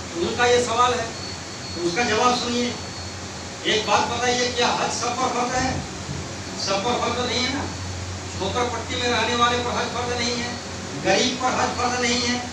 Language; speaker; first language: Urdu; non-native, local second language; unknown